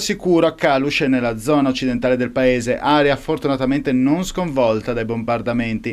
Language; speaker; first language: Italian; native; Italian